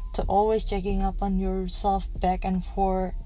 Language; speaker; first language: English; non-native, learner; Indonesian